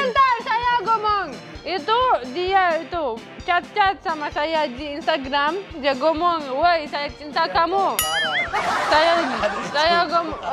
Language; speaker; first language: Indonesian; non-native, learner; Russian